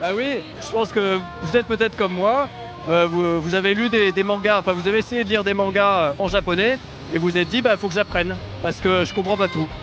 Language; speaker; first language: French; native; French